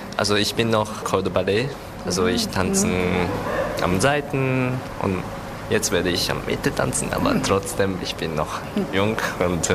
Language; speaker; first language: German; non-native, learner; Japanese